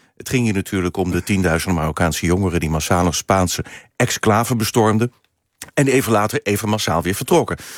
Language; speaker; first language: Dutch; native; Dutch